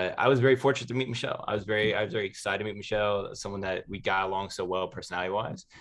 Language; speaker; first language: English; native; English